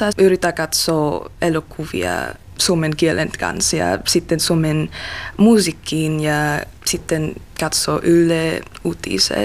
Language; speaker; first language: Finnish; non-native, learner; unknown